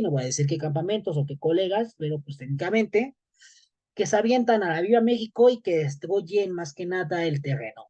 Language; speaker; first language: Spanish; native; Spanish